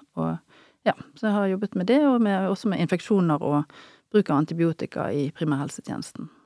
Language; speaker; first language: Norwegian; native; Norwegian